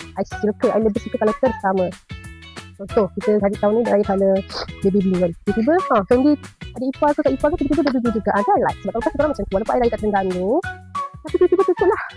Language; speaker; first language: Malay; native; Malay